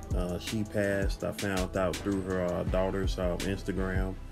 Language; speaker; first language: English; native; English